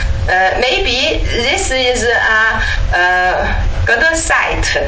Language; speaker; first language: English; non-native, learner; Chinese